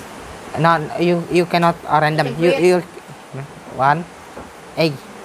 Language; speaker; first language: English; non-native, learner; Indonesian